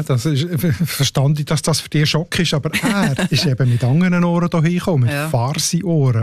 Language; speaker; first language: German; native; German